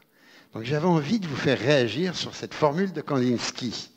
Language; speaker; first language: French; native; French